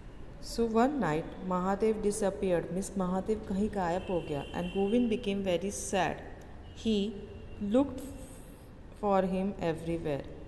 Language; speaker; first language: English; non-native, local second language; Hindi